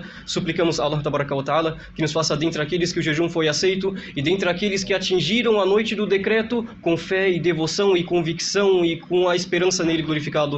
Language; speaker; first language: Portuguese; native; Portuguese